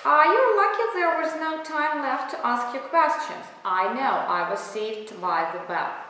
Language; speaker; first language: English; non-native, fluent; Russian